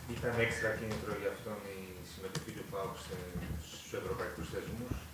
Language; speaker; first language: Greek; native; Greek